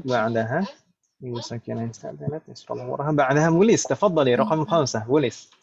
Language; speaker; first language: Arabic; non-native, fluent; Indonesian